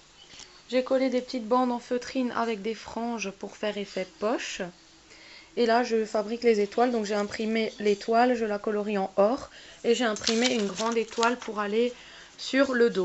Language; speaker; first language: French; native; French